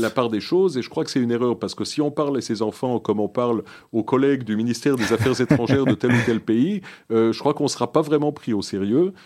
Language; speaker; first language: French; early bilingual, other home language; Hebrew